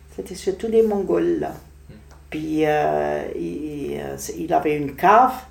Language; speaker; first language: French; non-native, fluent; German